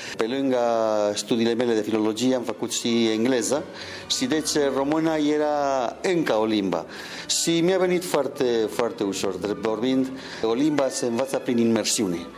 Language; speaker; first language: Romanian; non-native, fluent; Spanish